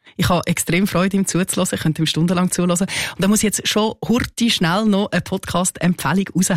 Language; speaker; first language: German; native; German